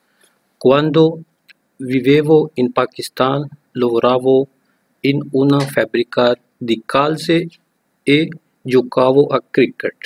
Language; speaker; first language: Italian; non-native, learner; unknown